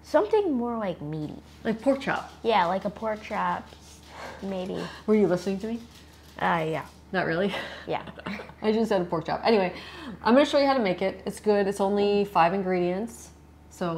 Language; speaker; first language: English; native; English